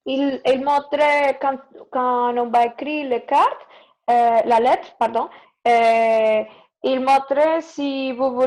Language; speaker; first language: French; non-native, learner; Spanish